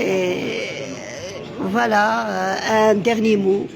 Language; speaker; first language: French; non-native, local second language; Arabic